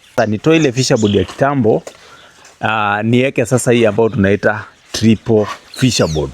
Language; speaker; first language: Swahili; native; Swahili